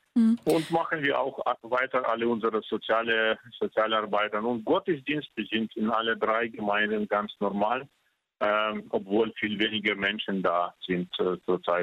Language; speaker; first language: German; non-native, fluent; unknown